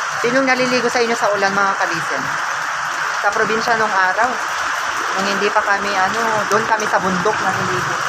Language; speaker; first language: Filipino; native; Filipino